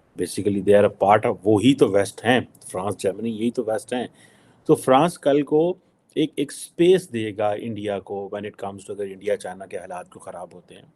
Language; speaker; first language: Urdu; native; Urdu